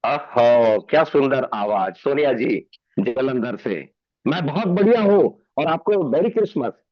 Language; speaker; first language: Hindi; native; Hindi